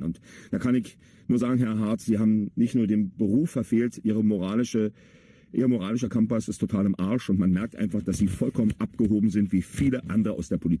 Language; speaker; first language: German; native; German